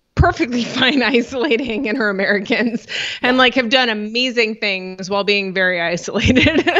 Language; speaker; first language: English; native; English